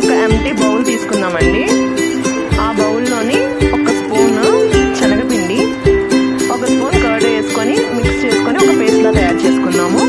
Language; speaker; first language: Telugu; native; Telugu